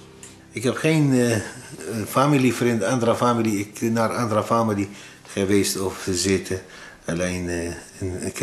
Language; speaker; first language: Dutch; non-native, learner; Arabic